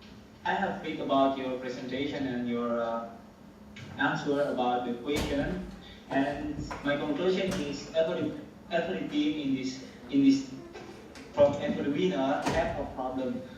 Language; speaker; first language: English; non-native, learner; Indonesian